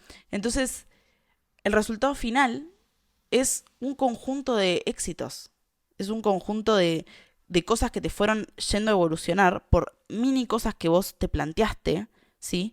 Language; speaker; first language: Spanish; native; Spanish